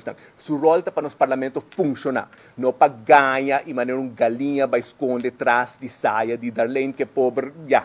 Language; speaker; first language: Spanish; non-native, learner; Papiamento